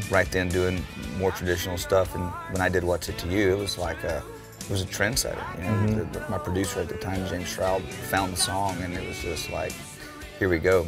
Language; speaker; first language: English; native; English